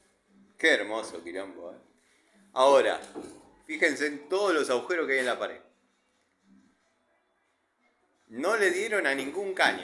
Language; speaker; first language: Spanish; native; Spanish